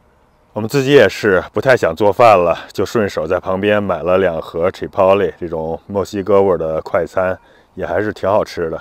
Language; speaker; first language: Chinese; native; Chinese